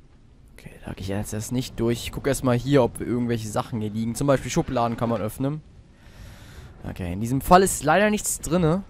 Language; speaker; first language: German; native; German